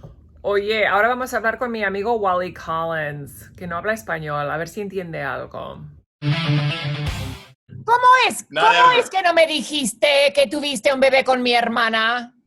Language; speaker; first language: Spanish; early bilingual, heritage; Spanish